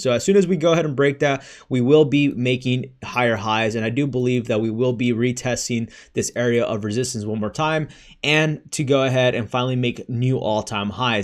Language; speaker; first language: English; native; English